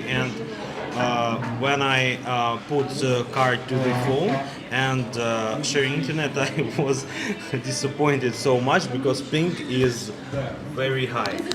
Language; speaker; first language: English; non-native, learner; Russian